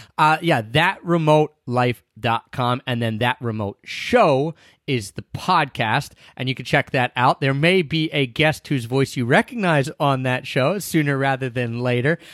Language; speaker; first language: English; native; English